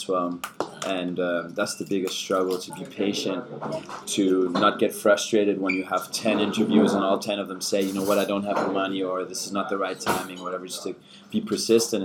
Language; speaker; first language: English; early bilingual, other home language; German